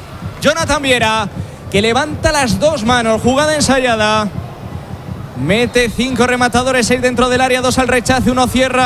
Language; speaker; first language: Spanish; native; Spanish